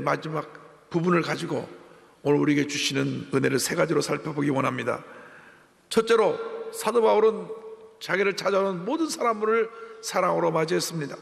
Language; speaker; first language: Korean; native; Korean